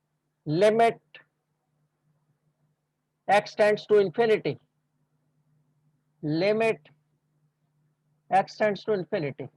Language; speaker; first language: English; non-native, local second language; Hindi